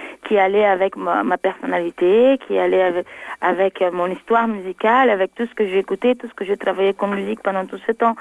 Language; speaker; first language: French; non-native, fluent; Portuguese